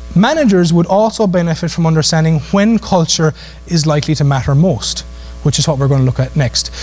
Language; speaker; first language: English; native; English